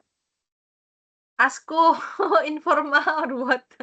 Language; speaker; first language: English; non-native, fluent; Indonesian